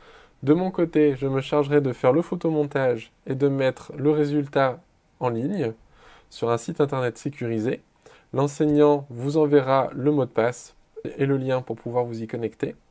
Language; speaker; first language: French; native; French